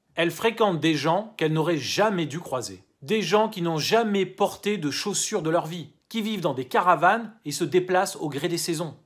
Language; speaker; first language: French; native; French